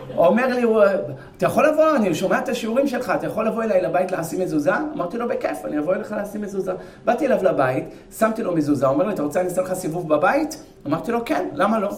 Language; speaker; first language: Hebrew; native; Hebrew